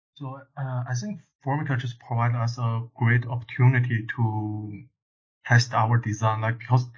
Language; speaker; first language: English; non-native, learner; Chinese